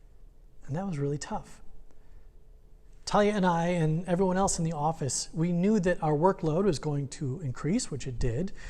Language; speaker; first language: English; native; English